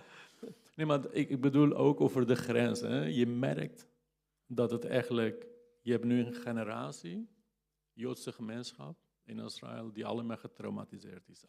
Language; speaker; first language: Dutch; non-native, fluent; Kurdish